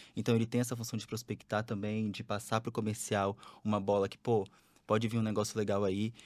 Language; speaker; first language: Portuguese; native; Portuguese